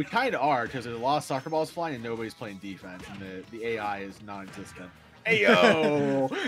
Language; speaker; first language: English; native; English